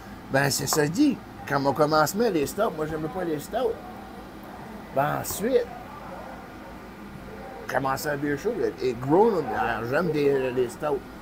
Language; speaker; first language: French; native; French